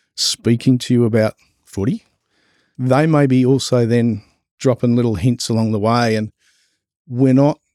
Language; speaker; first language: English; native; English